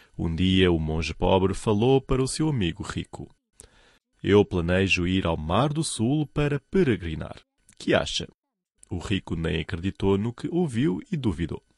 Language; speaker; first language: Portuguese; non-native, fluent; Chinese